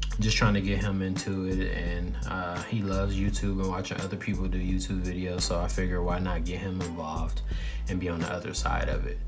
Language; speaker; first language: English; native; English